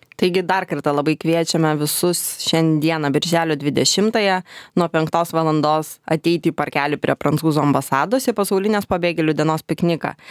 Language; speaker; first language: Lithuanian; native; Lithuanian